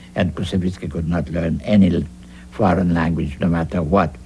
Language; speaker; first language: English; non-native, fluent; Russian